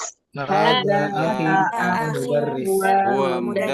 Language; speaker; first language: Arabic; non-native, learner; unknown